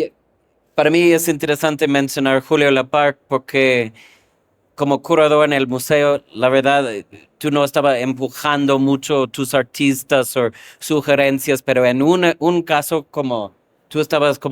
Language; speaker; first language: Spanish; non-native, fluent; English